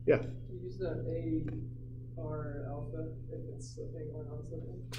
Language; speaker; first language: English; native; English